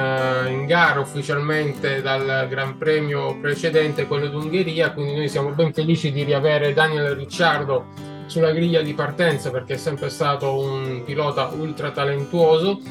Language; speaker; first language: Italian; native; Italian